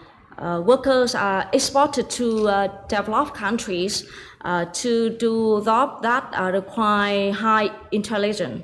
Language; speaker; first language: English; non-native, fluent; Vietnamese